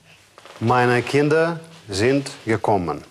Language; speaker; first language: German; non-native, fluent; Russian